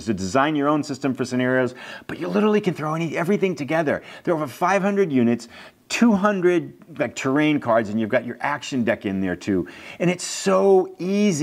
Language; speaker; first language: English; native; English